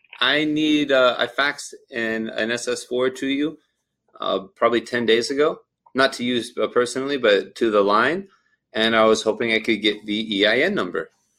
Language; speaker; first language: English; native; English